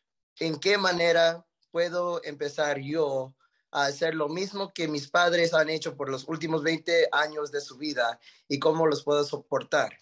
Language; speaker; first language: Spanish; early bilingual, heritage; Spanish